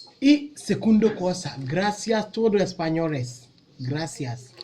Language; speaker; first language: Spanish; non-native, learner; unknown